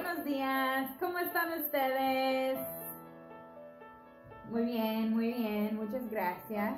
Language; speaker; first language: Spanish; non-native, fluent; English